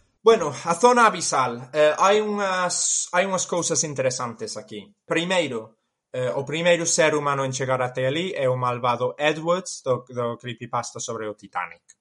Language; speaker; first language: Galician; non-native, fluent; English